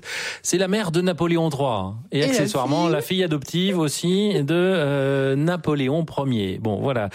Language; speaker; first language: French; native; French